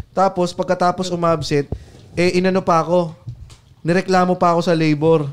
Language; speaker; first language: Filipino; native; Filipino